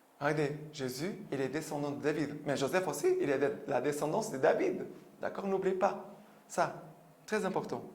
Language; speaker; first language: French; non-native, fluent; Portuguese